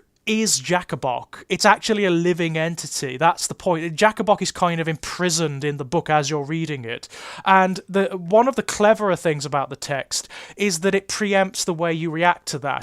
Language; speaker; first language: English; native; English